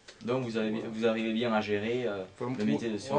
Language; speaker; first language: French; native; French